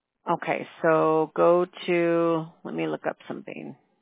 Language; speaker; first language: English; early bilingual, other home language; Spanish